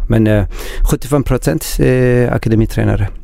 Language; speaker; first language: Swedish; non-native, learner; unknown